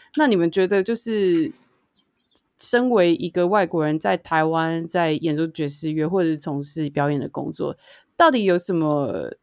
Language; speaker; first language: Chinese; native; Chinese